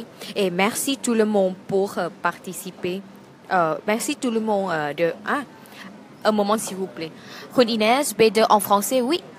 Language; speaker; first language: French; non-native, learner; Thai